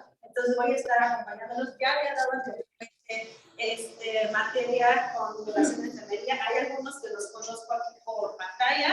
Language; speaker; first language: Spanish; native; Spanish